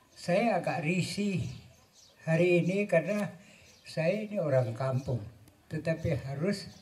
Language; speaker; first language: Indonesian; non-native, local second language; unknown